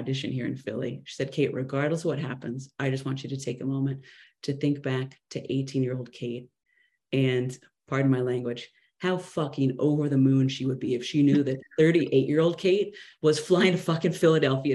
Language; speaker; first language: English; native; English